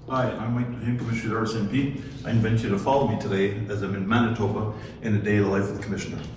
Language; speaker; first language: English; non-native, local second language; French